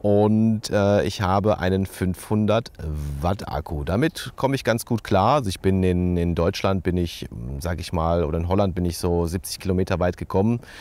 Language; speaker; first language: German; native; German